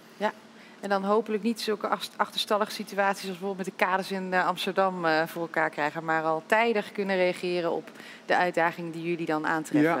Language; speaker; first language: Dutch; native; Dutch